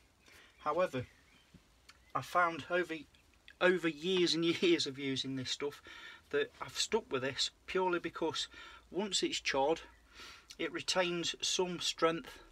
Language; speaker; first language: English; native; English